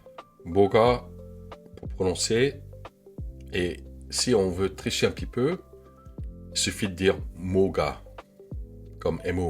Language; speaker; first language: French; non-native, fluent; Korean